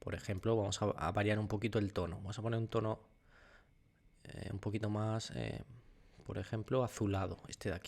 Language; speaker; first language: Spanish; native; Spanish